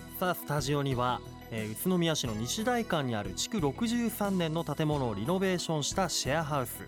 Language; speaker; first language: Japanese; native; Japanese